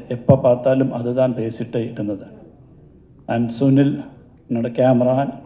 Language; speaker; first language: Tamil; non-native, learner; Malayalam